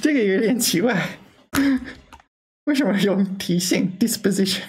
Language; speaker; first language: Chinese; non-native, learner; English